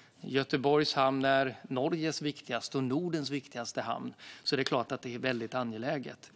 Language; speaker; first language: Swedish; native; Swedish